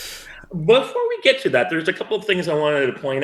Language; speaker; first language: English; native; English